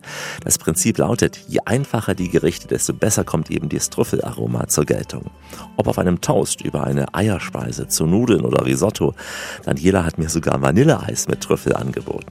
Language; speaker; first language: German; native; German